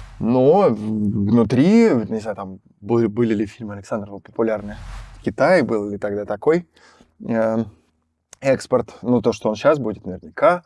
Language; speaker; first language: Russian; native; Russian